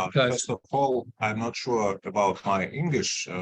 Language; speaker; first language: English; non-native, fluent; Russian